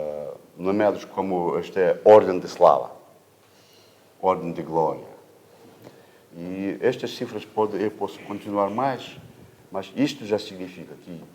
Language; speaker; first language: Portuguese; non-native, fluent; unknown